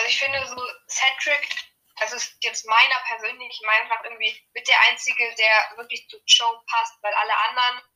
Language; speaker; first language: German; native; German